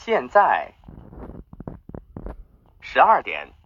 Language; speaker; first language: Chinese; non-native, learner; English